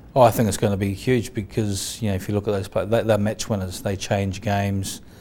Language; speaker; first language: English; native; English